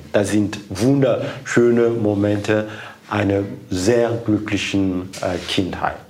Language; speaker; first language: German; non-native, fluent; Lingala